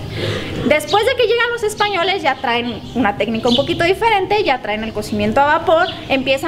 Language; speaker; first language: Spanish; native; Spanish